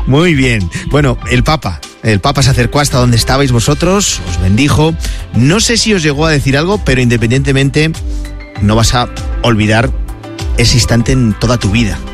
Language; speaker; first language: Spanish; native; Spanish